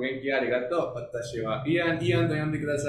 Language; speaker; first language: Japanese; non-native, learner; Spanish